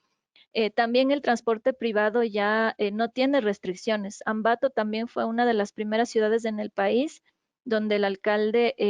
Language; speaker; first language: Spanish; native; Spanish